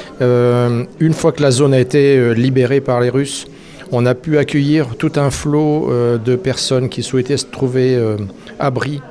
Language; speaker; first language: French; native; French